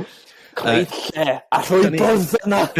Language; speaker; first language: Welsh; non-native, learner; English